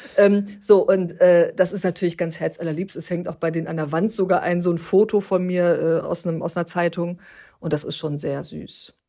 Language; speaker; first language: German; early bilingual, other home language; Turkish